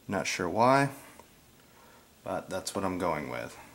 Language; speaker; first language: English; native; English